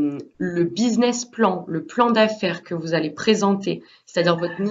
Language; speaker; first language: French; native; French